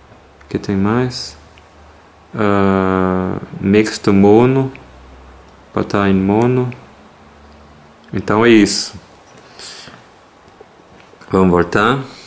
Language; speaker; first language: Portuguese; non-native, fluent; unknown